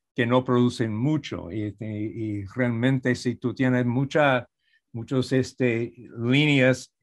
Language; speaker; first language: Spanish; non-native, fluent; English